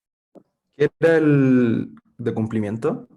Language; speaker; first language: Spanish; native; Spanish